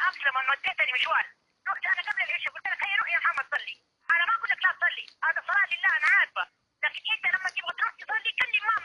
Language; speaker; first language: Arabic; native; Arabic